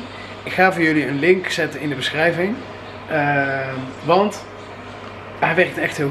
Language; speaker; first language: Dutch; native; Dutch